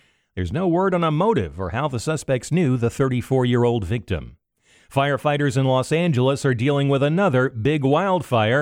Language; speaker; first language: English; native; English